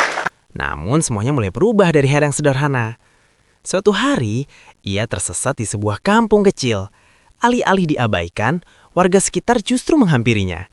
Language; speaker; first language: Indonesian; native; Indonesian